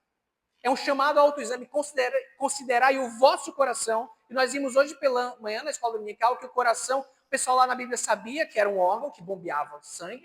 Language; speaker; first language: Portuguese; native; Portuguese